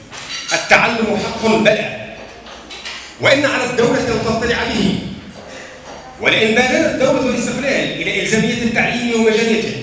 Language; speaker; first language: Arabic; native; Arabic